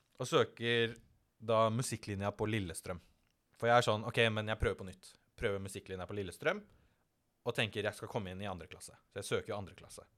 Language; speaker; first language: Norwegian; early bilingual, other home language; Tamil